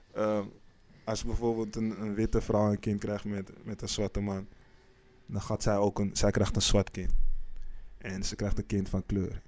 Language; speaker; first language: Dutch; native; Dutch